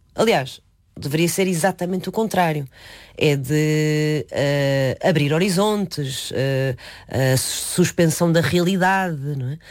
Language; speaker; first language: Portuguese; early bilingual, other home language; Chinese